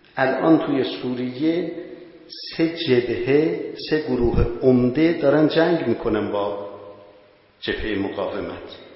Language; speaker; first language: Persian; non-native, local second language; Azerbaijani